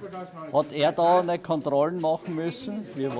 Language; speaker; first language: German; native; German